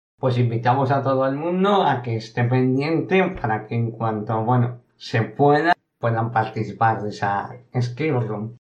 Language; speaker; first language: Spanish; native; Spanish